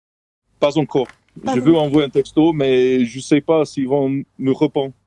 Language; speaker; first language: French; non-native, fluent; English